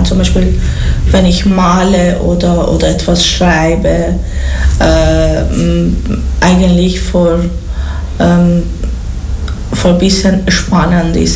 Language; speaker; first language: German; non-native, learner; Persian